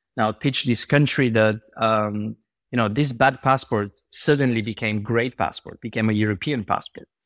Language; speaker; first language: English; non-native, fluent; Bulgarian